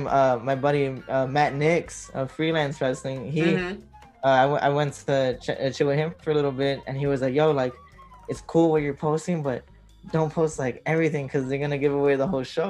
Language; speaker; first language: English; native; English